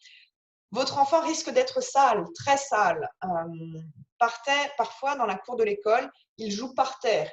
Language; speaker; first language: French; native; French